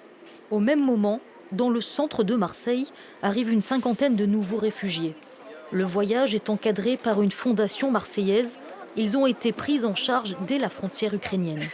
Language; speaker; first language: French; native; French